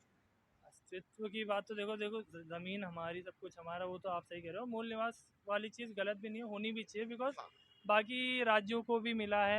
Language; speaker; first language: Hindi; native; Hindi